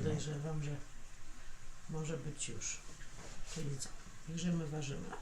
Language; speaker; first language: Polish; native; Polish